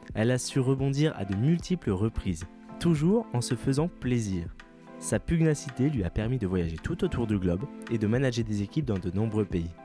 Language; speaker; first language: French; non-native, fluent; English